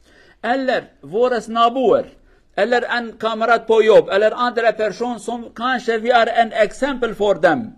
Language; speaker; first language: Norwegian; non-native, learner; Kurdish